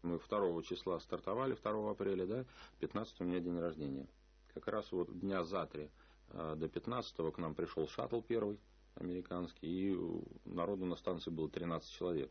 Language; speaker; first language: Russian; native; Russian